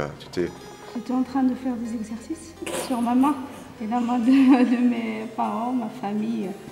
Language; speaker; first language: French; non-native, local second language; Arabic